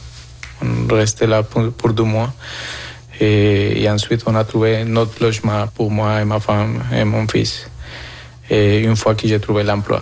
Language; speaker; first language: French; non-native, fluent; Spanish